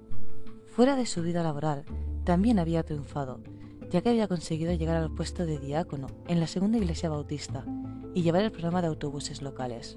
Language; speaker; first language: Spanish; native; Spanish